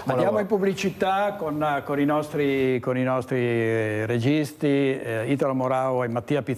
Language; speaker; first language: Italian; native; Italian